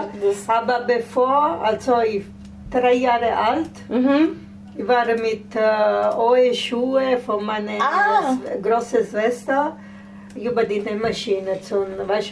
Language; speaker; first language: German; non-native, fluent; Italian